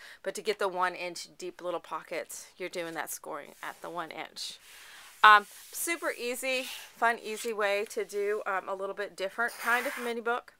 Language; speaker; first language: English; native; English